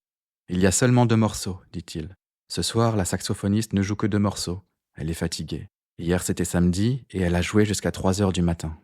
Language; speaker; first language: French; native; French